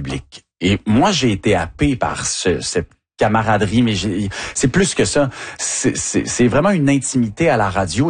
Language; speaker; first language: French; native; French